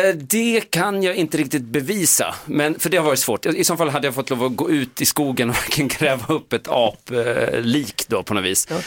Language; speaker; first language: Swedish; native; Swedish